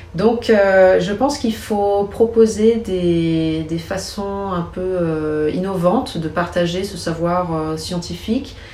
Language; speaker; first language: French; native; French